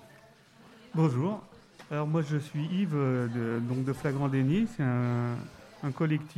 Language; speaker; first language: French; native; French